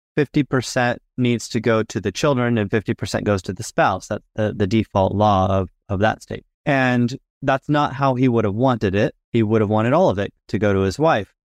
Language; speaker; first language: English; native; English